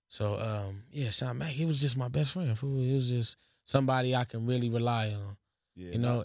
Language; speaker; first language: English; native; English